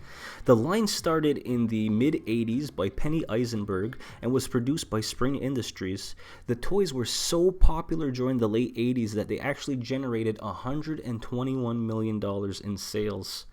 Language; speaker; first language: English; native; English